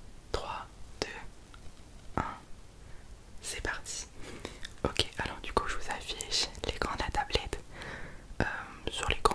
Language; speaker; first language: French; native; French